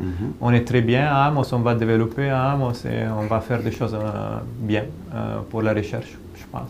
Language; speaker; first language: French; non-native, fluent; Italian